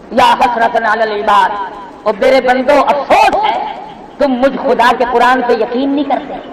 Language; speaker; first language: Urdu; non-native, local second language; Saraiki